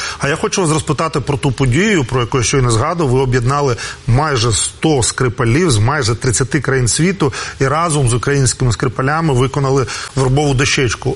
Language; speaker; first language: Ukrainian; native; Ukrainian